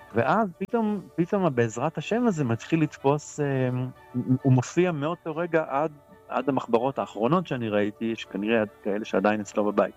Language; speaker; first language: Hebrew; native; Hebrew